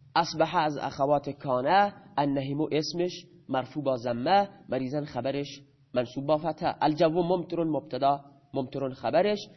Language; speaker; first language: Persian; non-native, local second language; Baluchi